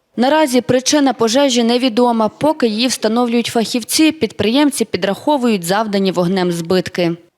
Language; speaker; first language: Ukrainian; native; Ukrainian